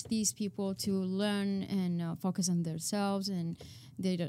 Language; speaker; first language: English; non-native, fluent; Arabic